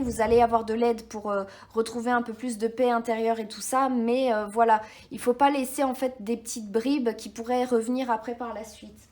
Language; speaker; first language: French; native; French